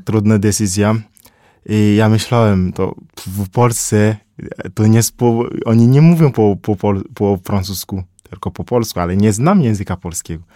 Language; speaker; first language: Polish; non-native, learner; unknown